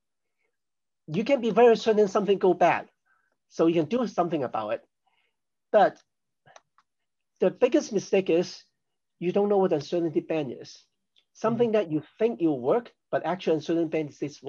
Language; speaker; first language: English; non-native, local second language; Cantonese